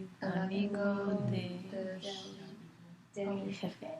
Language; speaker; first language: Spanish; non-native, learner; English